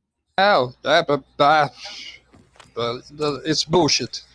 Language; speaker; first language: English; non-native, fluent; Portuguese